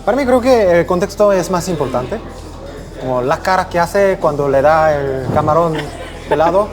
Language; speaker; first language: Spanish; non-native, fluent; Korean